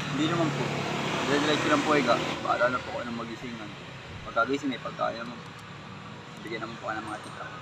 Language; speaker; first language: Filipino; native; Filipino